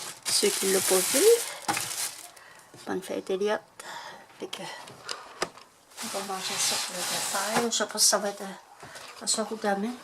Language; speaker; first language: French; native; French